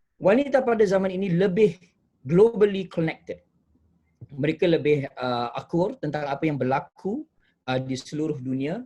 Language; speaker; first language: Malay; native; Malay